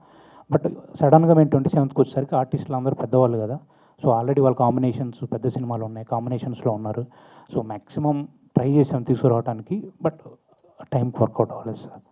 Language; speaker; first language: Telugu; native; Telugu